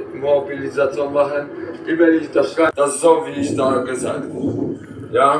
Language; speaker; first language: German; non-native, learner; Polish